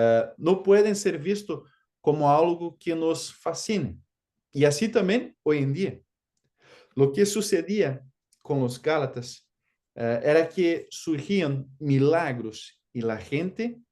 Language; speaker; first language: Spanish; non-native, fluent; Portuguese